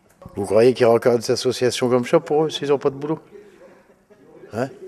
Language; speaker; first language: French; native; French